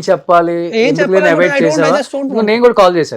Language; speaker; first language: Telugu; native; Telugu